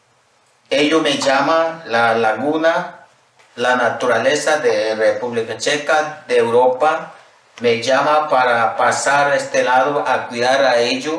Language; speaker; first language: Spanish; non-native, local second language; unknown